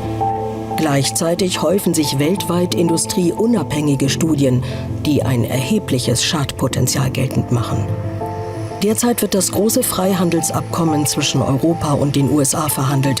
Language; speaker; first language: German; native; German